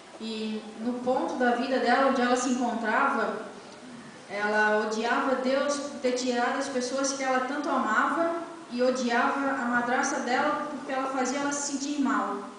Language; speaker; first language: Portuguese; native; Portuguese